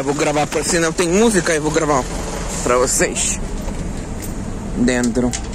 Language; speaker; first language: Portuguese; non-native, learner; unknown